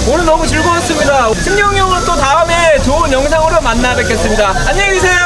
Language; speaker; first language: Korean; native; Korean